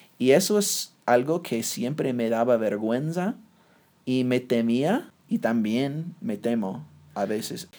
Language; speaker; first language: Spanish; non-native, fluent; English